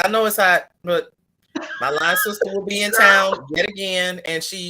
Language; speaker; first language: English; native; English